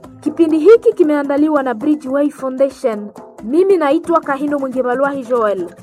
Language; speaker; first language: Swahili; non-native, local second language; Nande